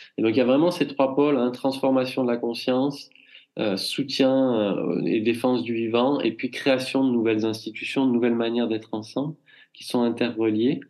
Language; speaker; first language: French; native; French